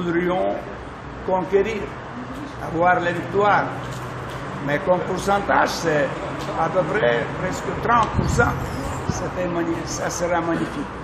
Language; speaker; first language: French; non-native, learner; Russian